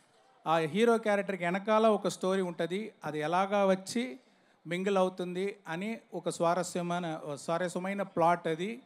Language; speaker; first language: Telugu; non-native, learner; Tamil